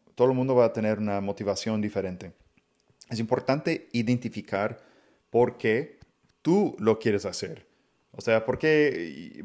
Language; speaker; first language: Spanish; non-native, fluent; English